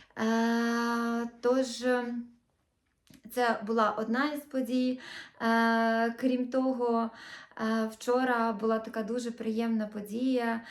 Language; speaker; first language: Ukrainian; non-native, local second language; Russian